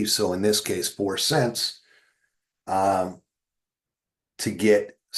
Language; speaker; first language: English; native; English